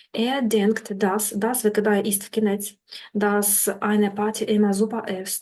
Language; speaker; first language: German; non-native, fluent; Ukrainian